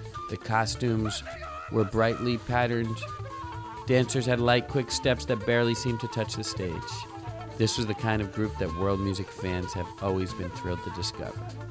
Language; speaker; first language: English; native; English